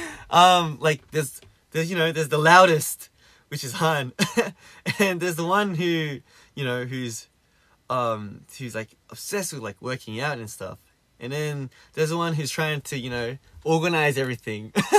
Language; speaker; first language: English; early bilingual, other home language; Korean